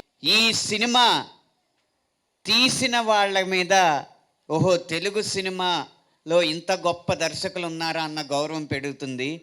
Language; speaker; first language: Telugu; native; Telugu